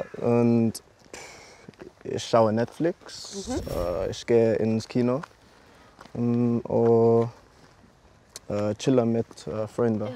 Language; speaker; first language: German; non-native, learner; English